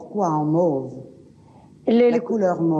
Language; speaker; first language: French; native; French